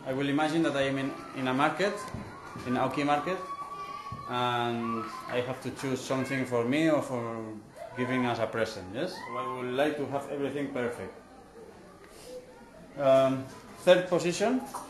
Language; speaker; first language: English; non-native, fluent; Spanish